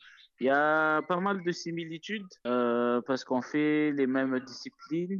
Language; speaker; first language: French; non-native, local second language; Malagasy